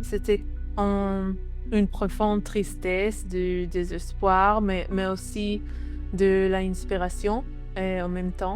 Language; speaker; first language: French; non-native, learner; Hebrew